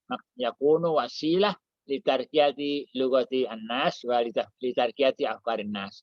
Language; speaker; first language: Arabic; non-native, fluent; Indonesian